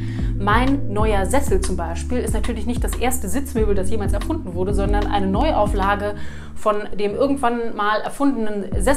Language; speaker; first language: German; native; German